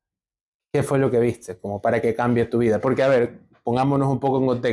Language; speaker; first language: Spanish; native; Spanish